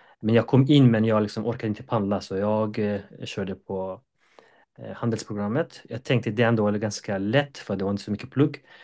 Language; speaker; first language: Swedish; non-native, fluent; Persian